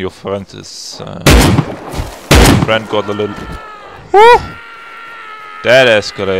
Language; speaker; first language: English; non-native, fluent; German